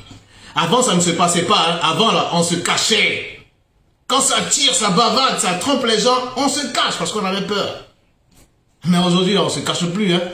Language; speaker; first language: French; native; French